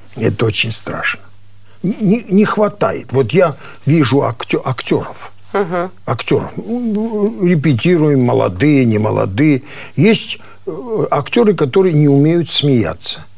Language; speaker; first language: Russian; non-native, local second language; Armenian